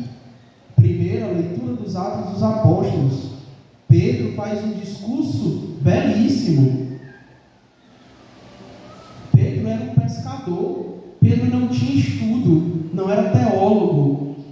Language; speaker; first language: Portuguese; native; Portuguese